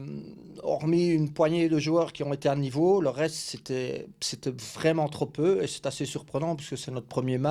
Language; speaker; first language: French; native; French